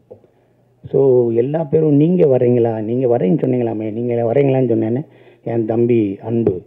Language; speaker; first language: Tamil; native; Tamil